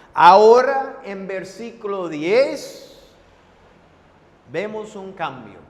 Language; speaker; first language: Spanish; non-native, fluent; English